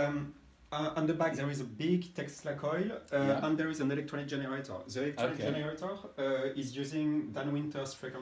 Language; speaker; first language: English; non-native, fluent; French